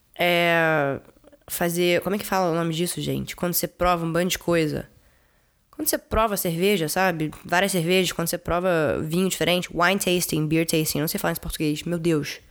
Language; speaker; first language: Portuguese; early bilingual, heritage; Portuguese